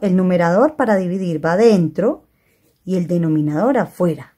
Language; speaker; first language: Spanish; native; Spanish